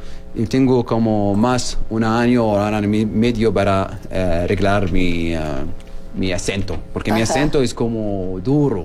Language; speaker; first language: Spanish; non-native, learner; Arabic